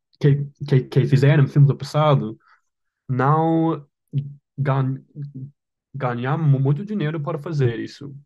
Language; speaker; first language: Portuguese; non-native, learner; English